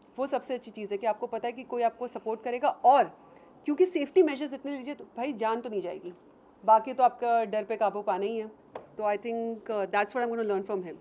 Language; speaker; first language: Hindi; native; Hindi